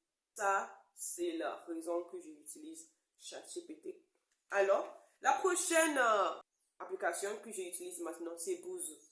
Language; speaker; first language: French; non-native, learner; English